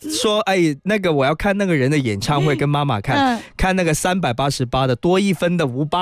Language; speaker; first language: Chinese; native; Chinese